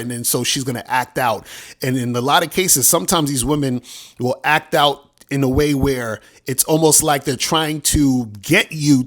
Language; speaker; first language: English; native; English